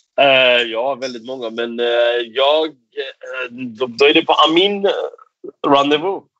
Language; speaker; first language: Swedish; non-native, fluent; Persian